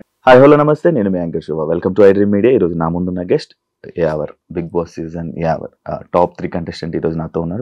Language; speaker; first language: Telugu; native; Telugu